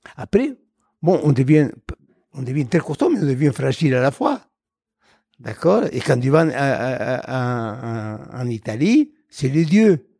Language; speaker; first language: French; non-native, fluent; Spanish